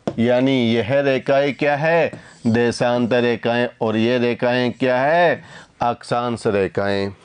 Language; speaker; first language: Hindi; native; Hindi